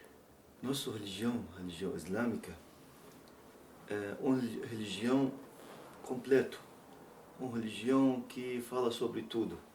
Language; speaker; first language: Portuguese; non-native, learner; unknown